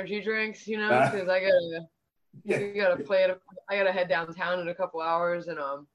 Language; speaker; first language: English; native; English